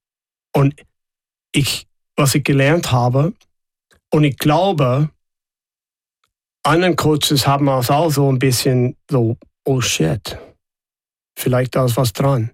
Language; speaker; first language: German; non-native, fluent; English